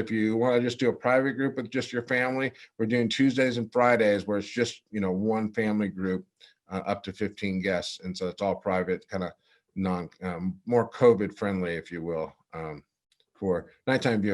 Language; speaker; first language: English; native; English